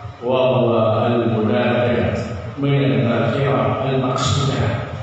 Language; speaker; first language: Arabic; non-native, fluent; Indonesian